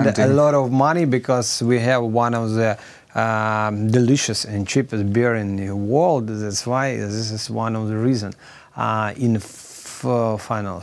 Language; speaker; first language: English; non-native, learner; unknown